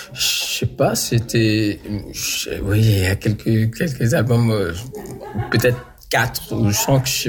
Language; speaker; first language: French; non-native, local second language; English